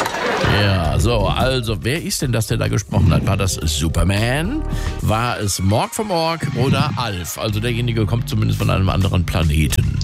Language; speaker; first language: German; native; German